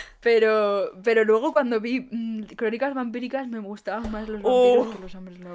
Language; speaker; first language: Spanish; native; Spanish